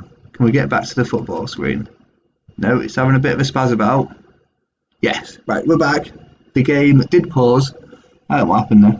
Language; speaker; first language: English; native; English